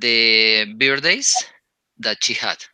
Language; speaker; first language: English; non-native, learner; Spanish